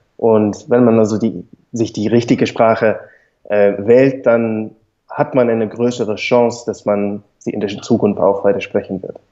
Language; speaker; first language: German; non-native, fluent; English